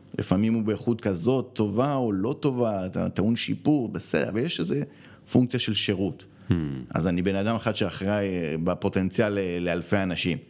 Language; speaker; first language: Hebrew; early bilingual, other home language; Spanish